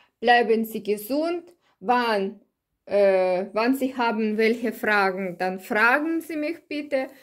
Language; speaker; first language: German; non-native, learner; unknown